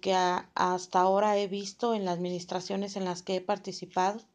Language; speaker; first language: Spanish; native; Spanish